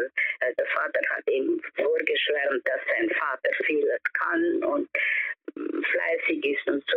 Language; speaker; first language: German; early bilingual, heritage; German